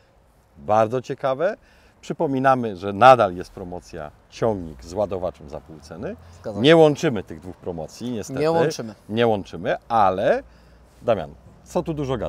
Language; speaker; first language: Polish; native; Polish